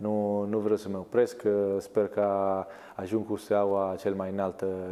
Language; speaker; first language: Romanian; non-native, learner; Italian